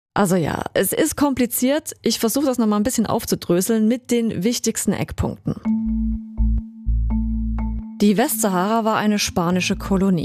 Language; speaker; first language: German; native; German